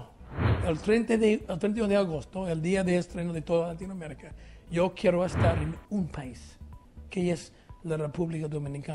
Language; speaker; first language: Spanish; non-native, fluent; English